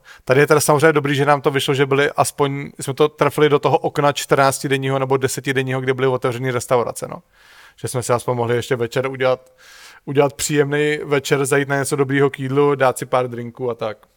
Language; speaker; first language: Czech; native; Czech